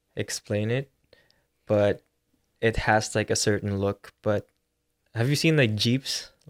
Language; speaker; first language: English; non-native, local second language; Filipino